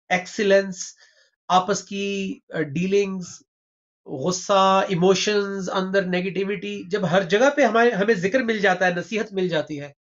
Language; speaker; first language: Urdu; native; Urdu